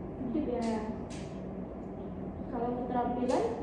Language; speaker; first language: Indonesian; native; Indonesian